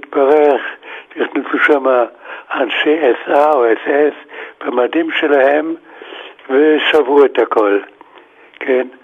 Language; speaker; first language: Hebrew; non-native, fluent; German